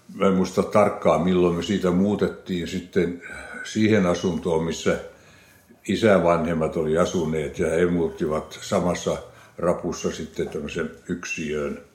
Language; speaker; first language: Finnish; non-native, local second language; Swedish